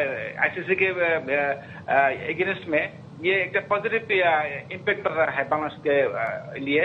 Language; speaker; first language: Hindi; non-native, learner; Bangla